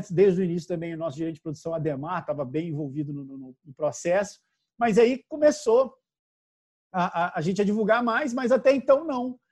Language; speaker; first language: Portuguese; native; Portuguese